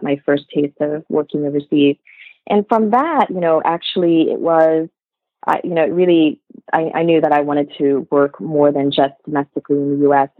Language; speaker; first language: English; native; English